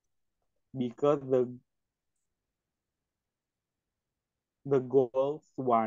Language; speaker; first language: English; non-native, learner; Indonesian